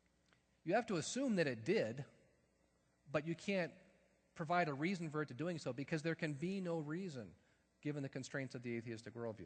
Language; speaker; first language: English; native; English